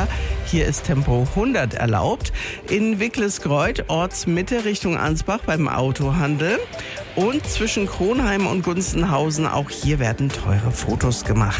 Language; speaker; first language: German; native; German